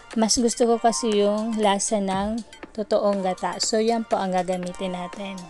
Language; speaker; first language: Filipino; non-native, local second language; Bikol